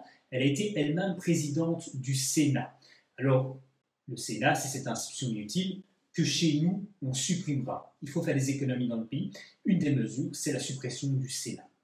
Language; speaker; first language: French; native; French